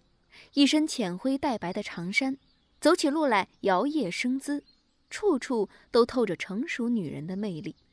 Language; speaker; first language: Chinese; native; Chinese